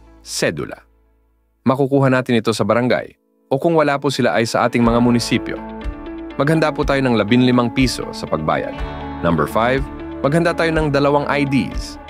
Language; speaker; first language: Filipino; non-native, local second language; Pampanga